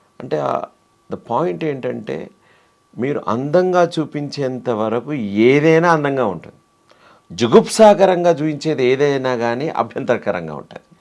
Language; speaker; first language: Telugu; native; Telugu